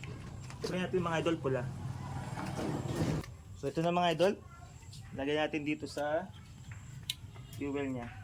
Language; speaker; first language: Filipino; native; Filipino